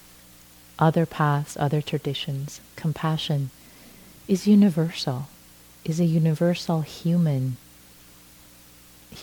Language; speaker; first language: English; non-native, fluent; Persian